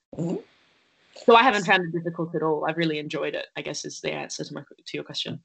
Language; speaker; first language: English; native; English